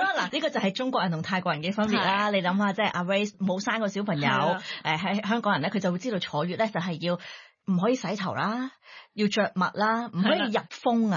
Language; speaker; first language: Cantonese; native; Cantonese